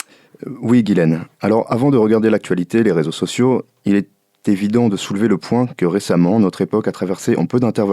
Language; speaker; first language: French; native; French